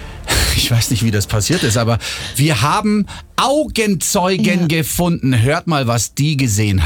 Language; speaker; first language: German; native; German